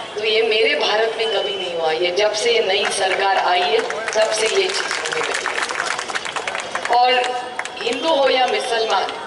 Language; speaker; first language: Hindi; non-native, local second language; Marathi